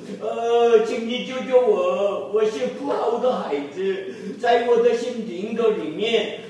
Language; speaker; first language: Chinese; non-native, learner; Korean